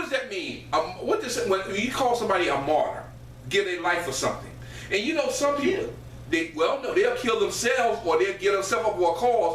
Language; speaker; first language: English; native; English